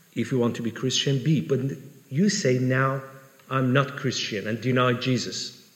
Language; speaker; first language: English; non-native, fluent; Persian